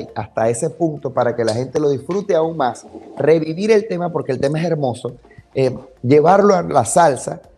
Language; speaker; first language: Spanish; native; Spanish